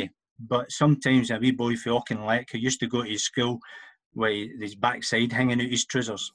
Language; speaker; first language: English; native; English